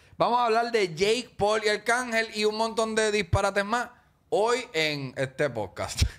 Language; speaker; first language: Spanish; native; Spanish